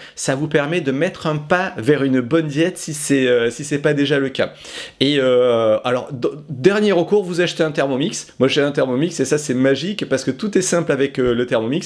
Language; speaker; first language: French; native; French